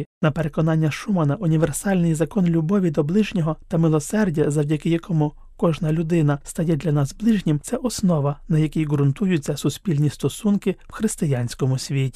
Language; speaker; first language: Ukrainian; native; Ukrainian